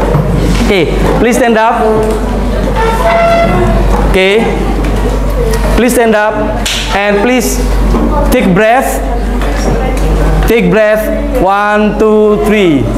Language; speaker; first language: English; non-native, fluent; Indonesian